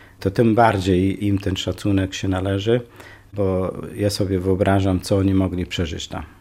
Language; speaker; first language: Polish; non-native, fluent; Kurdish